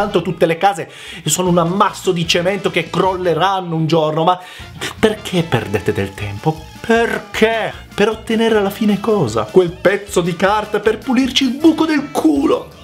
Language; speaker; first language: Italian; early bilingual, other home language; Macedonian